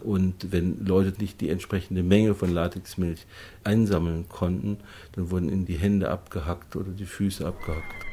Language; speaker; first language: German; native; German